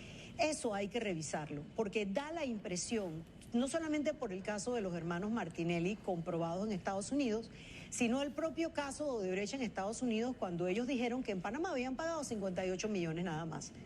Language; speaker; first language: Spanish; native; Spanish